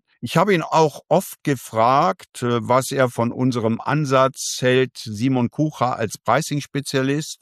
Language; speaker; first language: German; native; German